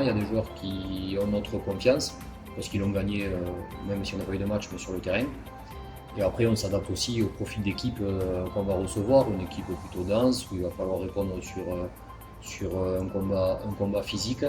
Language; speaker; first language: French; native; French